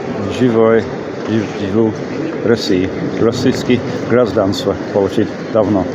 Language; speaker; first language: Russian; non-native, learner; English